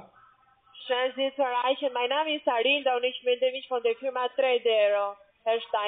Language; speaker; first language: German; non-native, learner; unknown